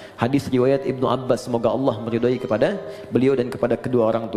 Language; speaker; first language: Indonesian; native; Indonesian